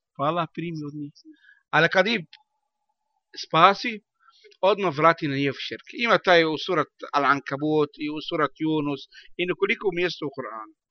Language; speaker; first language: Bosnian; non-native, learner; Arabic